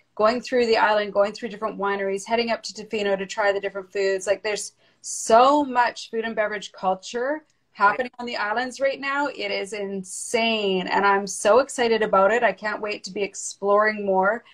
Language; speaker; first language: English; native; English